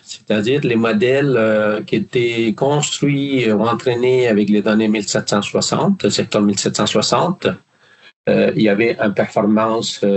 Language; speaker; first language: French; non-native, fluent; Spanish